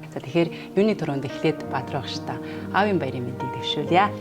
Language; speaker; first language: Mongolian; native; Mongolian